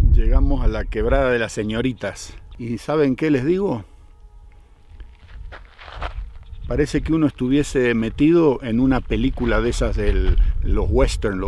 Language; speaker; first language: Spanish; native; Spanish